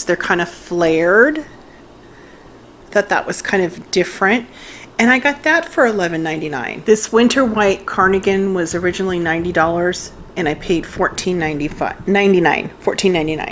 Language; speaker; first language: English; native; English